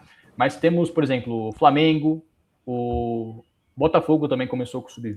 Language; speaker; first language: Portuguese; native; Portuguese